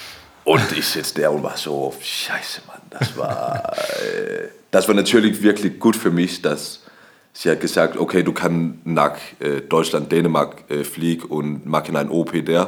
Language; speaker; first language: German; non-native, learner; Danish